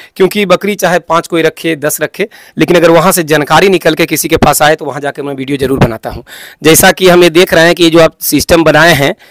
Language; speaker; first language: Hindi; native; Hindi